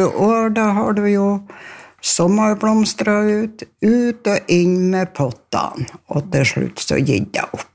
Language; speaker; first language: Norwegian; native; Norwegian